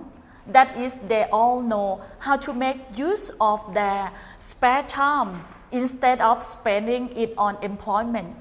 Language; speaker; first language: English; non-native, fluent; Thai